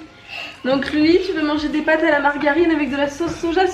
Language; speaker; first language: French; native; French